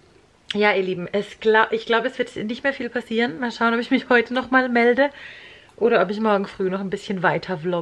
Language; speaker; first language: German; native; German